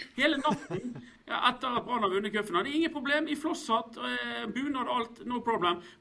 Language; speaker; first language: Norwegian; native; Norwegian